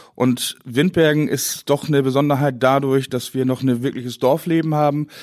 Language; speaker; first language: German; non-native, local second language; Low German